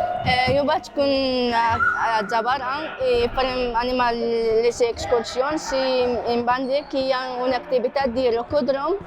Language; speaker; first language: Catalan; non-native, learner; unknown